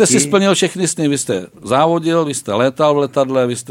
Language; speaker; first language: Czech; native; Czech